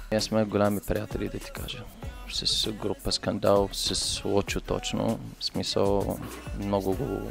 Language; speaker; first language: Bulgarian; non-native, learner; Arabic